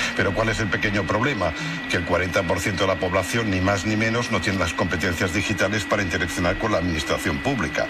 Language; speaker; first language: Spanish; non-native, local second language; Catalan